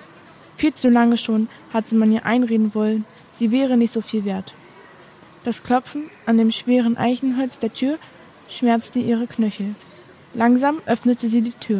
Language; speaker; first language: German; native; German